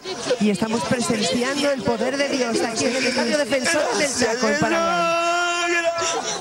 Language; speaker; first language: Spanish; native; Spanish